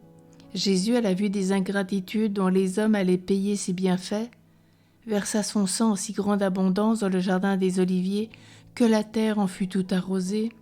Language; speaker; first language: French; native; French